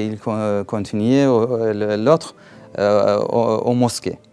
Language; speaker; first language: French; non-native, learner; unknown